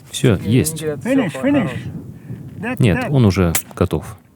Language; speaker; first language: Russian; native; Russian